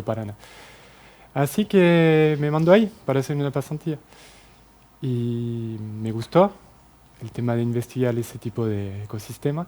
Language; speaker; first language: Spanish; non-native, fluent; French